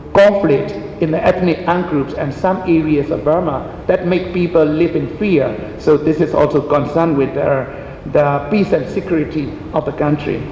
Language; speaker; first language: English; non-native, fluent; Burmese